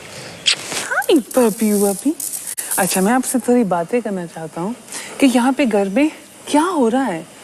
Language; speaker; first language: Hindi; native; Hindi